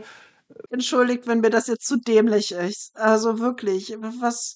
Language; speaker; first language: German; native; German